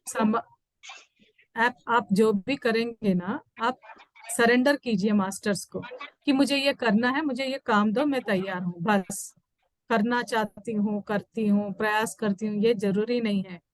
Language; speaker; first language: Hindi; native; Hindi